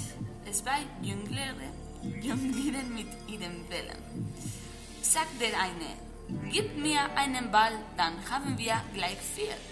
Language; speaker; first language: German; non-native, learner; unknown